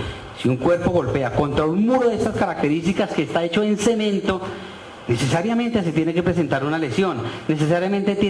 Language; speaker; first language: Spanish; native; Spanish